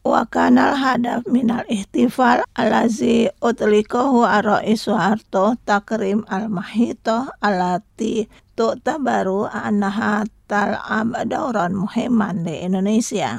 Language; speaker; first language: Arabic; non-native, fluent; Indonesian